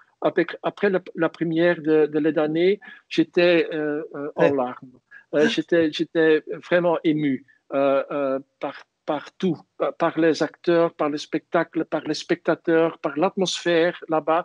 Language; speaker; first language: French; non-native, fluent; Dutch